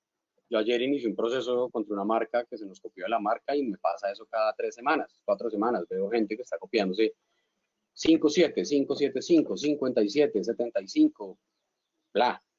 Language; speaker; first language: Spanish; native; Spanish